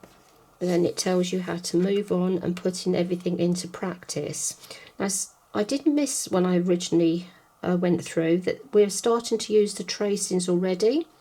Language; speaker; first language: English; native; English